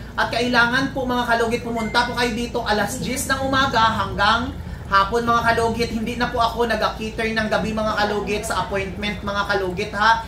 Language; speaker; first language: Filipino; non-native, local second language; Cebuano